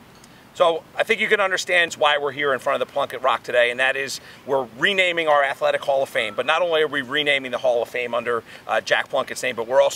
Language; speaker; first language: English; native; English